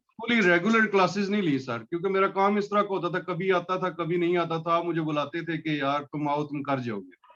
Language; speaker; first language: Urdu; non-native, local second language; Punjabi